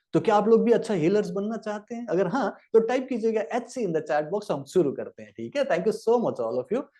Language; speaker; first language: Hindi; native; Hindi